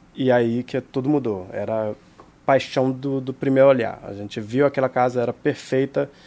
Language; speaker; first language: Portuguese; non-native, fluent; Hebrew